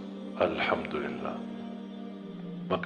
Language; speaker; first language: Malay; non-native, fluent; Arabic